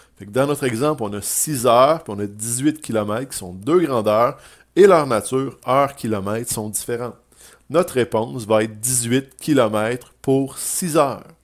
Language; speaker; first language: French; native; French